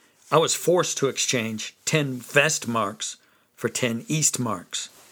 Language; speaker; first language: English; native; English